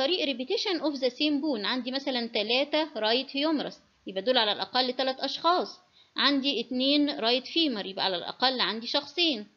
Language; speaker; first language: Arabic; native; Arabic